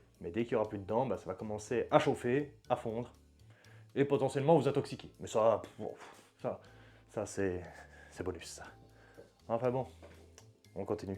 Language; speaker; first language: French; native; French